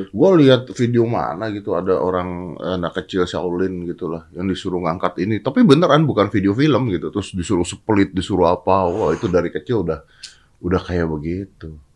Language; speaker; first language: Indonesian; native; Indonesian